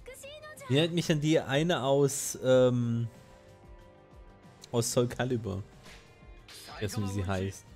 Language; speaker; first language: German; native; German